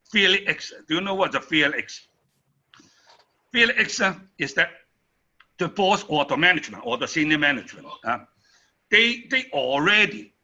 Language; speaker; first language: English; non-native, learner; Chinese